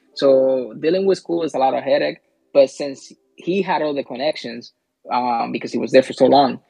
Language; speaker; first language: English; early bilingual, other home language; Spanish